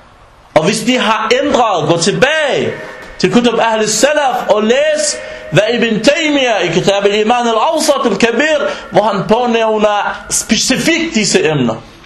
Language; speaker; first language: Danish; early bilingual, other home language; Arabic